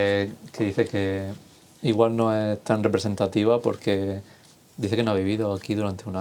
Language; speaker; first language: Spanish; non-native, fluent; Croatian